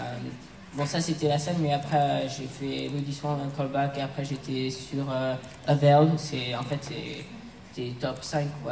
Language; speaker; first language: French; early bilingual, heritage; English